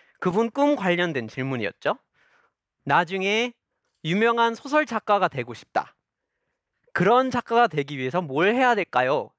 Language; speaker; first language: Korean; non-native, fluent; English